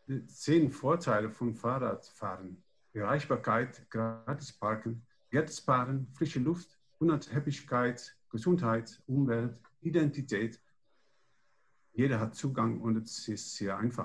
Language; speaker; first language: German; non-native, learner; Dutch